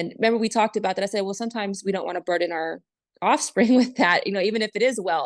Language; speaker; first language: English; native; English